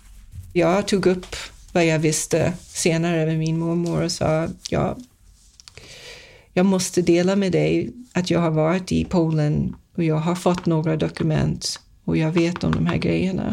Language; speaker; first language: Swedish; non-native, fluent; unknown